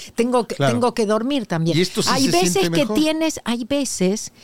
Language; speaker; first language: Spanish; native; Spanish